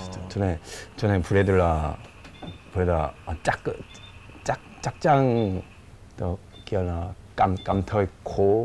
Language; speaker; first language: Vietnamese; non-native, learner; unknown